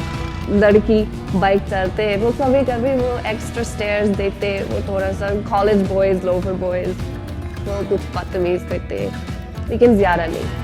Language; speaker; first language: Hindi; non-native, learner; English